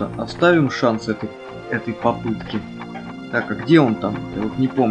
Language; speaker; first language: Russian; native; Russian